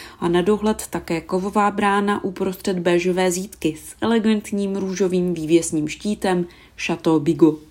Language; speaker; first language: Czech; native; Czech